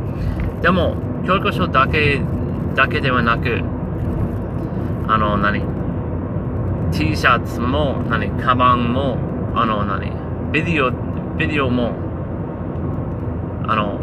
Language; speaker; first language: Japanese; non-native, learner; English